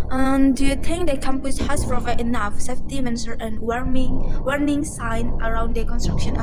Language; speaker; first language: English; non-native, learner; Indonesian